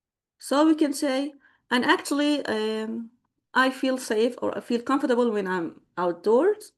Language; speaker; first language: English; non-native, fluent; Arabic